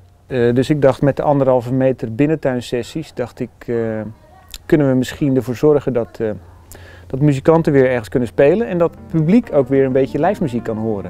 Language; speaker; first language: Dutch; native; Dutch